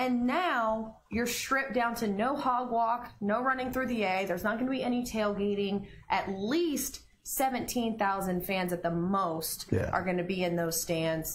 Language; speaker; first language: English; native; English